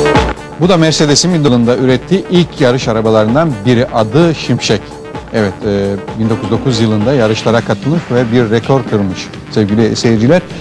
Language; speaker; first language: Turkish; native; Turkish